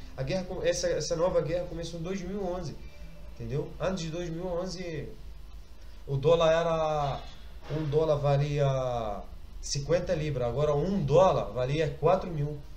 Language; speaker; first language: Portuguese; non-native, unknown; Arabic